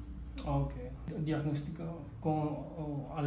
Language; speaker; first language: Portuguese; non-native, learner; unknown